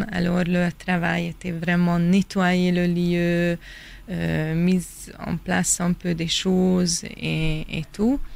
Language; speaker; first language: French; non-native, fluent; Hungarian